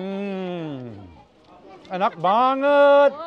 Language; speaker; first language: Indonesian; non-native, learner; English